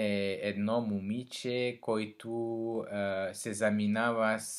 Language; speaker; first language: Bulgarian; non-native, learner; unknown